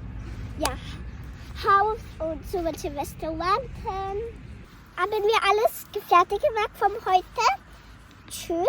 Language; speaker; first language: German; early bilingual, other home language; Kannada